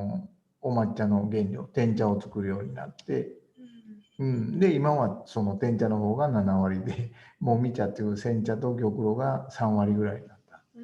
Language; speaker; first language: Japanese; native; Japanese